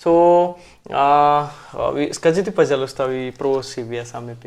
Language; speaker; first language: Russian; non-native, learner; Hindi